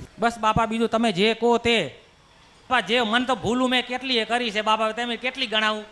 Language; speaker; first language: Gujarati; early bilingual, heritage; Gujarati